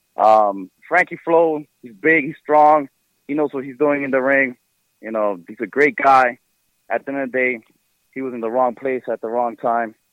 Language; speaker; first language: English; early bilingual, other home language; Spanish